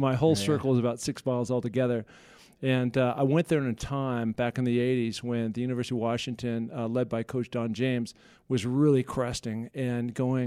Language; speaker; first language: English; native; English